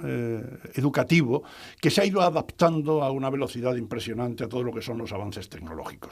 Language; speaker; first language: Spanish; native; Spanish